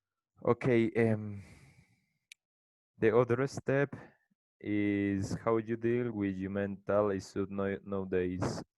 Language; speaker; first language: English; non-native, learner; Spanish